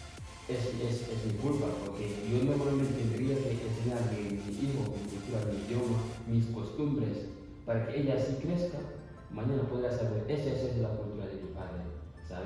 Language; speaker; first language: Spanish; non-native, learner; Fula